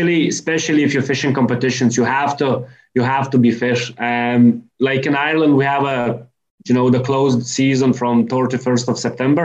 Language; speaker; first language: English; non-native, fluent; Lithuanian